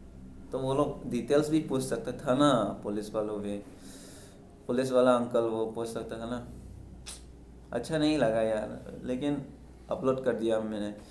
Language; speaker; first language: Hindi; non-native, local second language; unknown